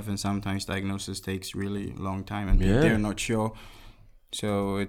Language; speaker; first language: English; non-native, local second language; Akan